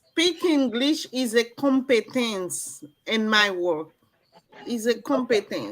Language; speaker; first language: English; non-native, learner; French